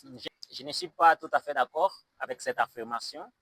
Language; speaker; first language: French; non-native, fluent; Portuguese